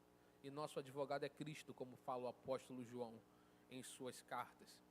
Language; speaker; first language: Portuguese; native; Portuguese